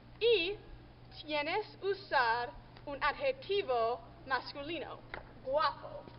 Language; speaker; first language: Spanish; non-native, learner; English